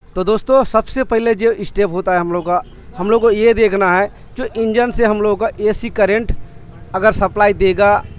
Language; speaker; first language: Hindi; non-native, local second language; Bangla